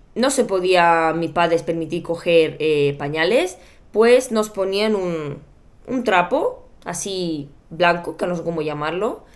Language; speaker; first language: Spanish; non-native, fluent; Bulgarian